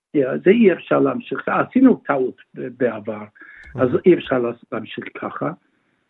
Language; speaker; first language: Hebrew; non-native, fluent; English